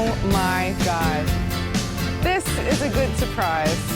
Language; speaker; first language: English; native; English